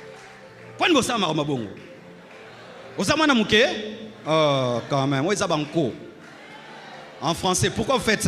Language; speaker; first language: French; non-native, local second language; Lingala